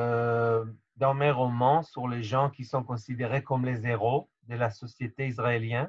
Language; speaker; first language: French; non-native, fluent; Hebrew